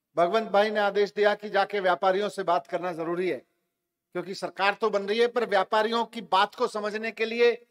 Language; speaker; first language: Hindi; native; Hindi